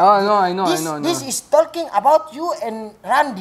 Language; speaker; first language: English; non-native, learner; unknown